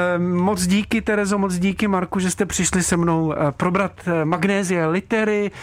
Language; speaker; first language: Czech; native; Czech